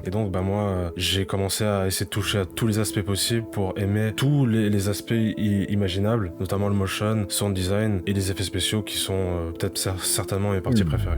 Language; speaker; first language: French; native; French